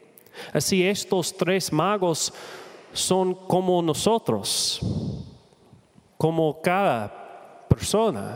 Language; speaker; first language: Spanish; non-native, fluent; English